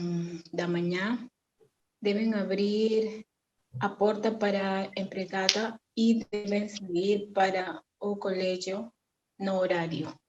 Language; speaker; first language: Portuguese; non-native, learner; Spanish